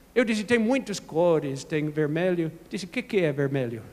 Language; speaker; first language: Portuguese; non-native, fluent; English